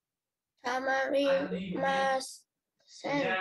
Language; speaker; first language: Japanese; non-native, learner; Vietnamese